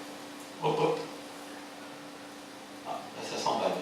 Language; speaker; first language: French; native; French